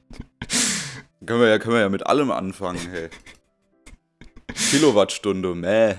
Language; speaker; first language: German; native; German